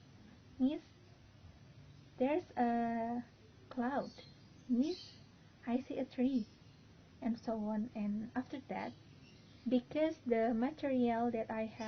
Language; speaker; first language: English; non-native, learner; Indonesian